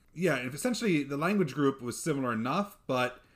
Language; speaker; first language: English; native; English